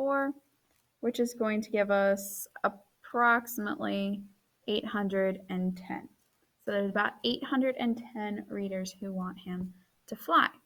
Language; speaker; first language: English; native; English